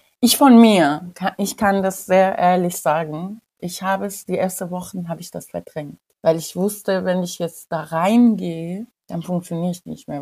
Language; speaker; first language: German; non-native, fluent; Persian